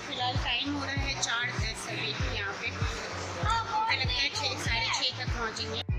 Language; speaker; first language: Hindi; native; Hindi